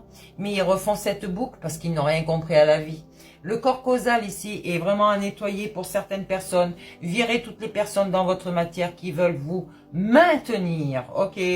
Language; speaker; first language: French; native; French